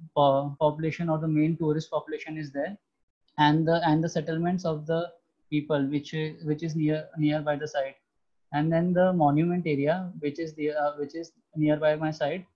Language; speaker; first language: English; non-native, local second language; Hindi